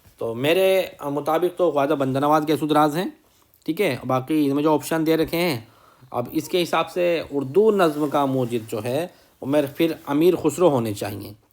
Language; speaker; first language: Urdu; native; Urdu